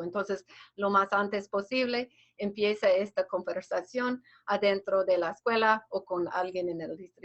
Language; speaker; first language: Spanish; non-native, fluent; English